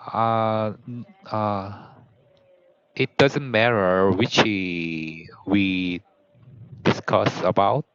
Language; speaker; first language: English; non-native, learner; Korean